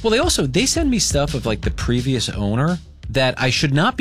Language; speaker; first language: English; native; English